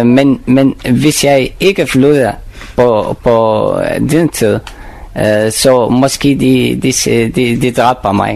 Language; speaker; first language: Danish; non-native, learner; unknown